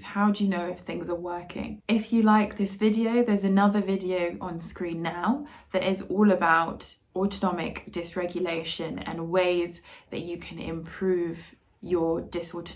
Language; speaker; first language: English; native; English